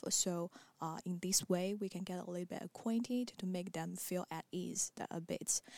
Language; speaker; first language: English; non-native, fluent; Chinese